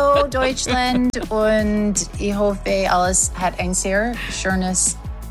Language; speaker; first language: German; non-native, learner; English